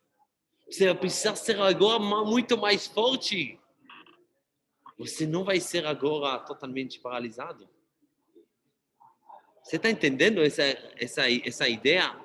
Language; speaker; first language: Portuguese; non-native, fluent; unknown